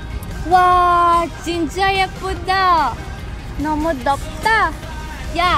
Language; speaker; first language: Korean; non-native, learner; Filipino